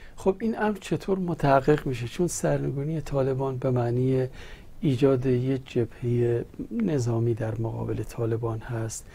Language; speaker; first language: Persian; native; Persian